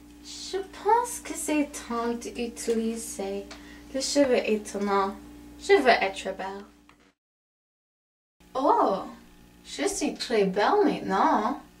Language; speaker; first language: French; non-native, learner; English